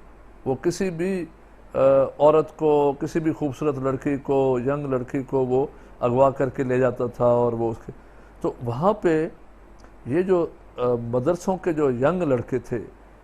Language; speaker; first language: Urdu; non-native, local second language; Sindhi